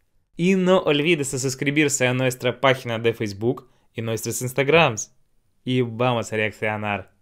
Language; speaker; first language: Spanish; non-native, fluent; Russian